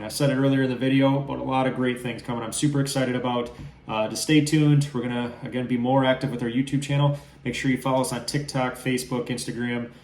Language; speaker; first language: English; native; English